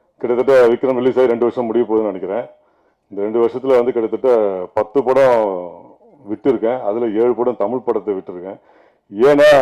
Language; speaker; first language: Tamil; native; Tamil